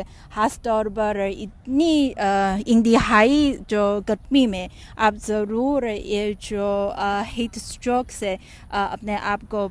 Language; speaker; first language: Hindi; non-native, fluent; Chinese